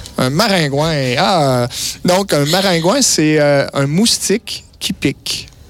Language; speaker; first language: French; native; French